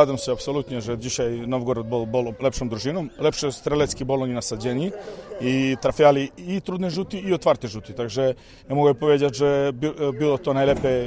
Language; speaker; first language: Polish; non-native, fluent; Serbian